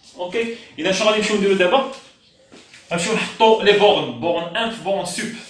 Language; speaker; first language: French; non-native, local second language; Arabic